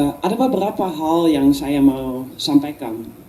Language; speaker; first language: Indonesian; non-native, learner; Dutch